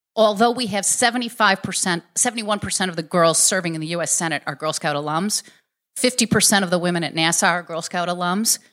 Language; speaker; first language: English; native; English